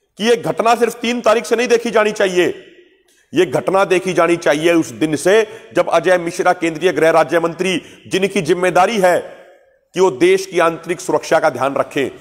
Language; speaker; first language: Hindi; non-native, local second language; Punjabi